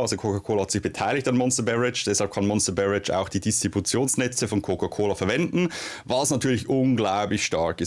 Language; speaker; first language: German; native; German